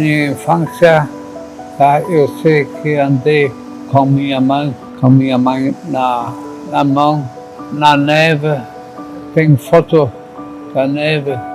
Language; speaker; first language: Portuguese; non-native, fluent; German